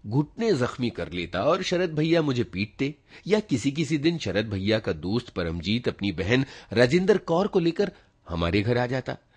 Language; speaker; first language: Hindi; native; Hindi